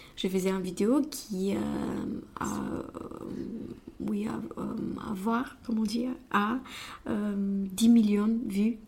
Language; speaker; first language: French; non-native, fluent; Romanian